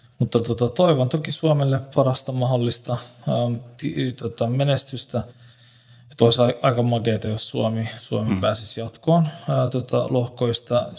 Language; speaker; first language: Finnish; non-native, fluent; Turkish